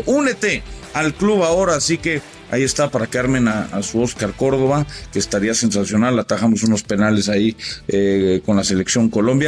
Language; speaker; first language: Spanish; native; Spanish